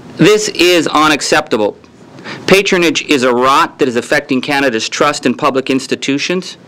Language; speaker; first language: English; native; English